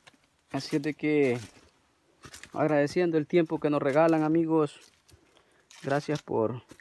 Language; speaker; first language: Spanish; native; Spanish